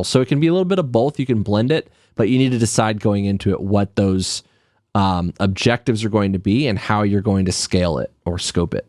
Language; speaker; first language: English; native; English